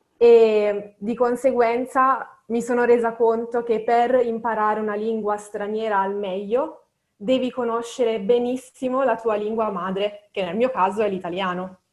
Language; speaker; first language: Italian; native; Italian